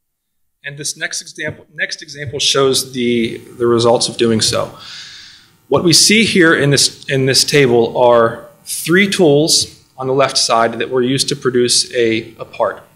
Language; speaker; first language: English; native; English